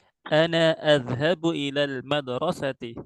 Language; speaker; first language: Arabic; non-native, fluent; Indonesian